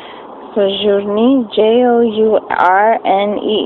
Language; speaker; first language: French; non-native, learner; English